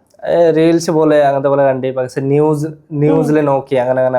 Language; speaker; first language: Malayalam; non-native, local second language; Bangla